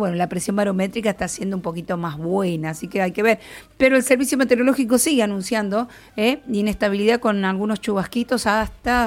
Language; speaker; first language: Spanish; native; Spanish